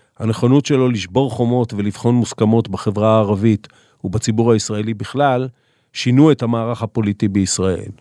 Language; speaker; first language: Hebrew; native; Hebrew